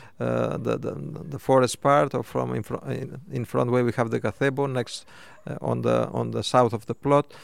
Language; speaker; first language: English; non-native, fluent; Spanish